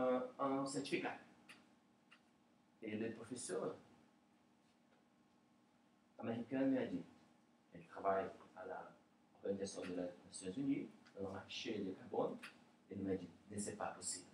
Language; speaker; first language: French; non-native, learner; Portuguese